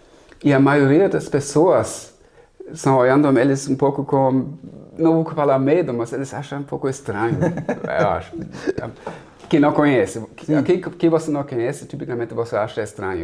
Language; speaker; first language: Portuguese; non-native, fluent; German